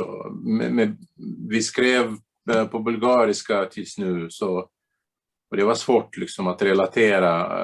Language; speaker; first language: Swedish; non-native, fluent; Bulgarian